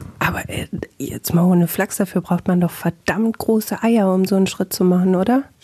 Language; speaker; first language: German; native; German